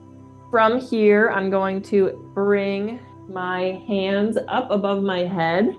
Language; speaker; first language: English; native; English